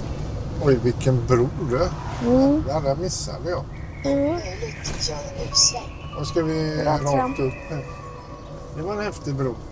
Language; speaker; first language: Swedish; native; Swedish